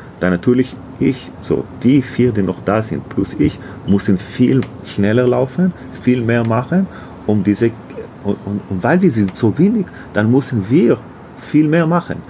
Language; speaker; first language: German; non-native, learner; Hebrew